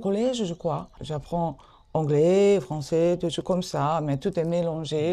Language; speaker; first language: French; non-native, fluent; Japanese